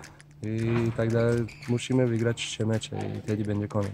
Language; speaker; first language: Polish; non-native, fluent; Slovenian